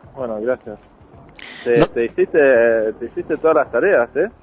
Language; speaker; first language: Spanish; non-native, fluent; Norwegian